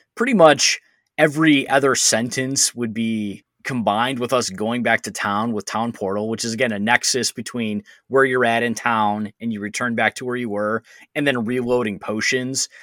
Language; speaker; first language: English; native; English